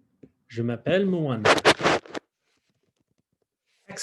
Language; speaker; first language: French; non-native, fluent; English